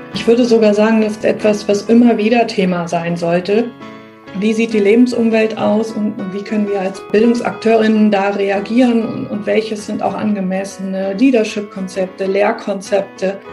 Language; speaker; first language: German; native; German